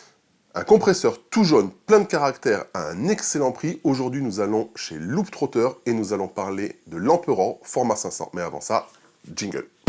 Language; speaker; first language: French; native; French